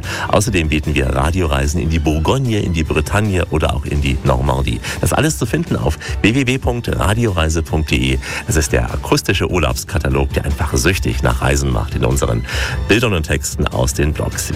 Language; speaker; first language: German; native; German